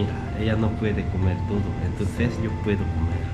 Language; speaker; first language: Spanish; non-native, learner; Korean